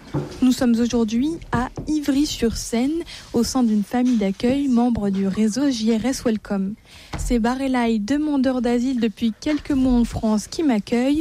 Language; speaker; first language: French; native; French